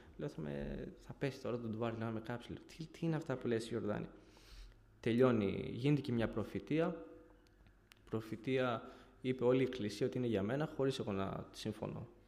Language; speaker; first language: Greek; early bilingual, other home language; Bulgarian